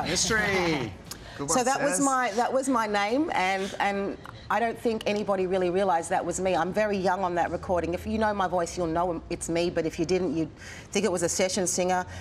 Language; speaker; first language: English; native; English